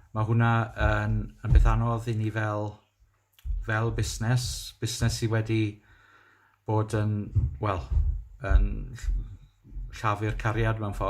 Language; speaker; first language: Welsh; native; Welsh